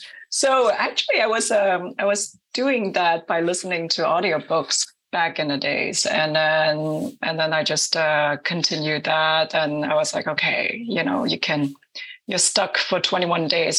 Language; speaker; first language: English; non-native, local second language; Cantonese